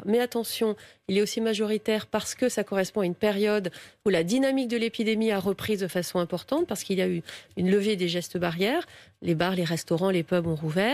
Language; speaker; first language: French; native; French